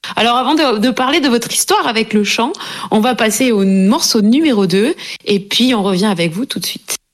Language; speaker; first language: French; native; French